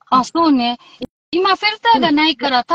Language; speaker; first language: Japanese; non-native, local second language; Filipino